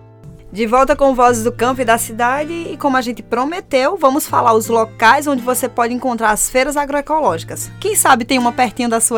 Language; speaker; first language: Portuguese; native; Portuguese